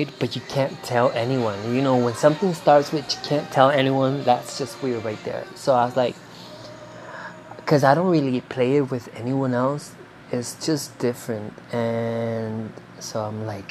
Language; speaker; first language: English; non-native, fluent; Spanish